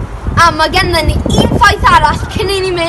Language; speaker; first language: Welsh; non-native, local second language; English